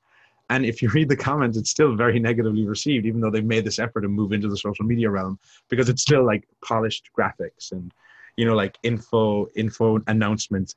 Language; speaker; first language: English; native; English